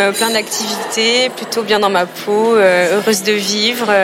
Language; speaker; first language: French; native; French